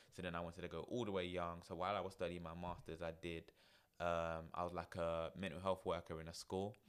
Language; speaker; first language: English; native; English